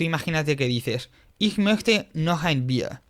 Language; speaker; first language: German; non-native, fluent; Spanish